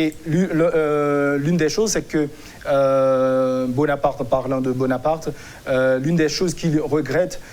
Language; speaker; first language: French; non-native, local second language; Haitian Creole